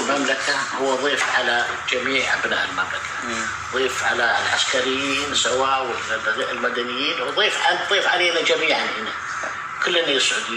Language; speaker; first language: Arabic; native; Arabic